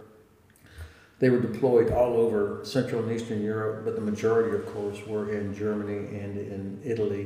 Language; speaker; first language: English; native; English